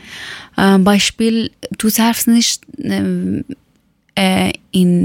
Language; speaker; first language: German; non-native, learner; Persian